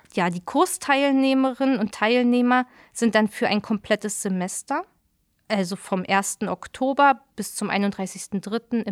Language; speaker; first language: German; native; German